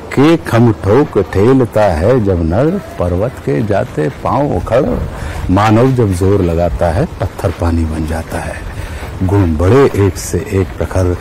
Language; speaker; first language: Hindi; native; Hindi